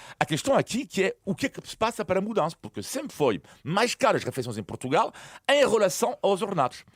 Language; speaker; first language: Portuguese; non-native, fluent; French